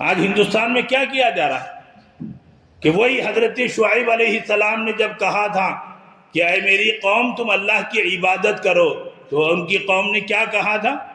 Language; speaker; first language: Urdu; native; Urdu